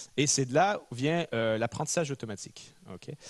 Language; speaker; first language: French; native; French